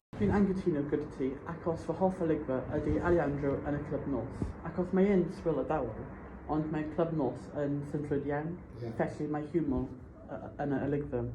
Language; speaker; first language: Welsh; non-native, local second language; English